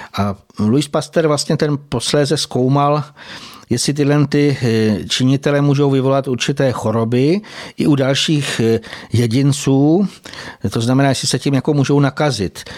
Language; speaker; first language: Czech; native; Czech